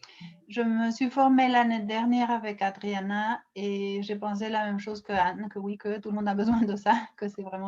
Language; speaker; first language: French; non-native, fluent; Spanish